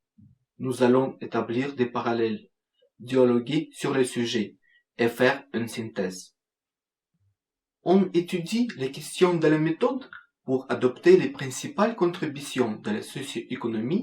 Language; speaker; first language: French; non-native, fluent; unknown